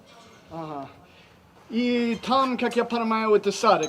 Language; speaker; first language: Russian; non-native, learner; English